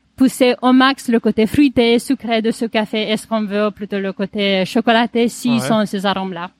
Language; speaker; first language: French; non-native, fluent; Romanian